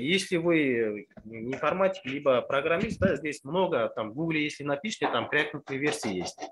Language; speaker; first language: Russian; non-native, local second language; Kazakh